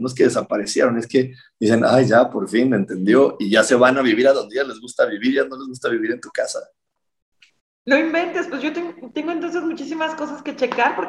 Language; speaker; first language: Spanish; native; Spanish